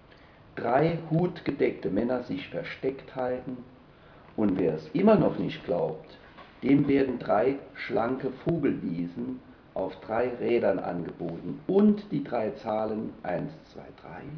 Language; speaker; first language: German; native; German